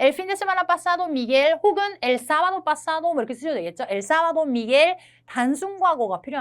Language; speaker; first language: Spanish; non-native, fluent; Korean